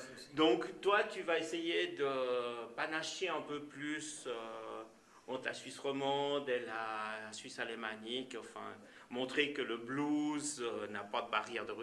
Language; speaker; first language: French; native; French